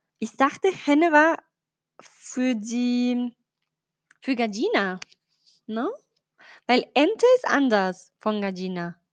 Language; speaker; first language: German; non-native, learner; Spanish